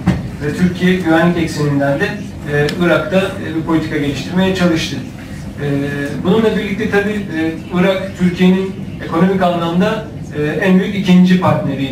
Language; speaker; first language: Turkish; native; Turkish